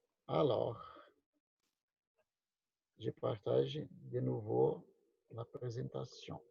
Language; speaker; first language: French; non-native, learner; Portuguese